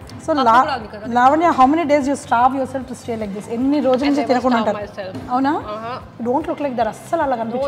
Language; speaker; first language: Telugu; native; Telugu